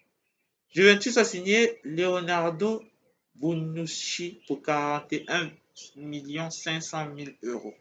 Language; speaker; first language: French; native; French